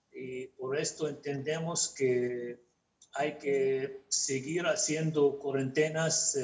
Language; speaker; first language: Spanish; non-native, fluent; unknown